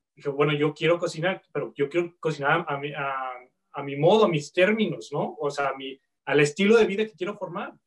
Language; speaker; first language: Spanish; native; Spanish